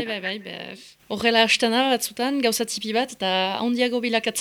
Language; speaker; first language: Basque; native; Basque